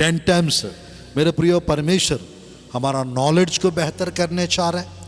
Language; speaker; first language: Hindi; non-native, local second language; Telugu